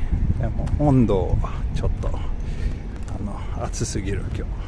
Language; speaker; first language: Japanese; non-native, learner; English